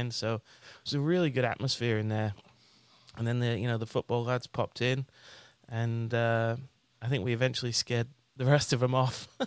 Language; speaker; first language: English; native; English